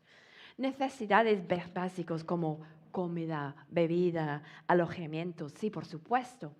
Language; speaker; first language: Spanish; non-native, fluent; English